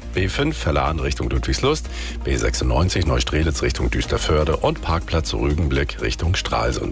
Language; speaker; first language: German; native; German